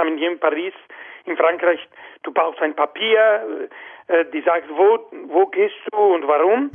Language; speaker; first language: German; non-native, fluent; Spanish